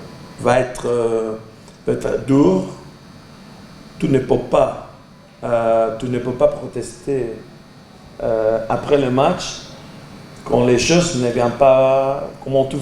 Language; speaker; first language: French; non-native, learner; Portuguese